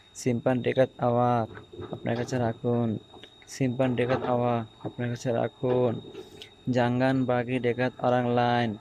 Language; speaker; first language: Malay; non-native, learner; Bangla